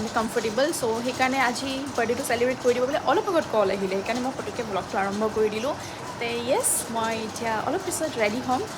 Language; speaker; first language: Assamese; native; Assamese